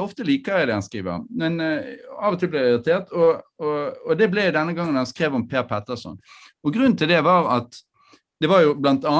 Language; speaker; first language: Norwegian; native; Norwegian